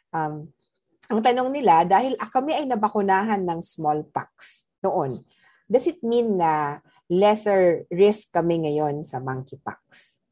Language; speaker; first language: Filipino; non-native, local second language; Cebuano